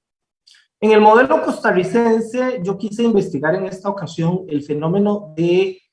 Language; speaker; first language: Spanish; native; Spanish